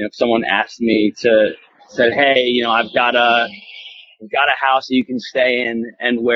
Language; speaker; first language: English; native; English